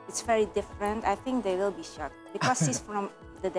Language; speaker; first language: English; non-native, learner; Dutch